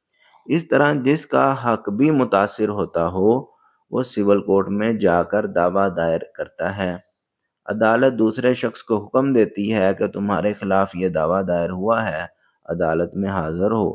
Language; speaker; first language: Urdu; native; Urdu